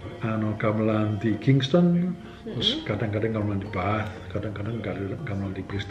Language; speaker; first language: Indonesian; non-native, fluent; English